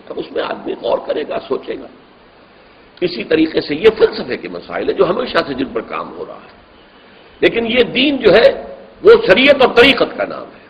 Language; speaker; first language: Urdu; native; Urdu